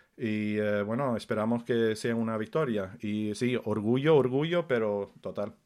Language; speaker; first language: Spanish; early bilingual, other home language; Swedish